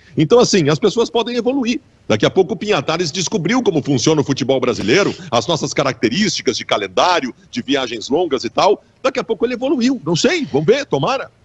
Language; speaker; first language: Portuguese; native; Portuguese